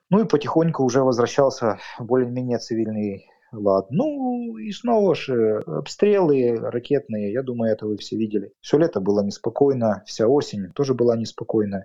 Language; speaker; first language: Russian; native; Russian